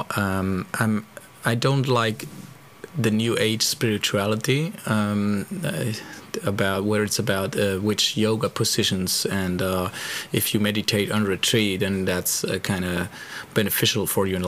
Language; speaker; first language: English; non-native, fluent; German